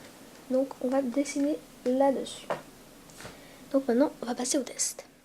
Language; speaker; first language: French; native; French